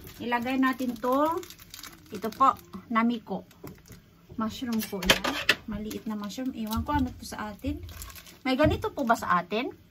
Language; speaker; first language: Filipino; non-native, local second language; Cebuano